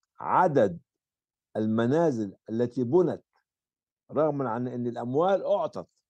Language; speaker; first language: Arabic; native; Arabic